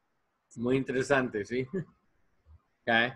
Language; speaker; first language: Spanish; non-native, learner; English